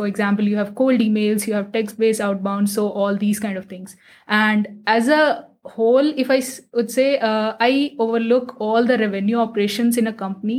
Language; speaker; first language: English; non-native, local second language; Hindi